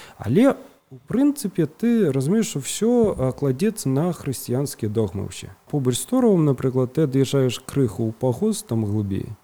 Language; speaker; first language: Belarusian; native; Belarusian